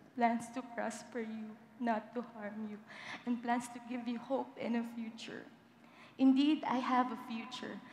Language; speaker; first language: English; non-native, local second language; Filipino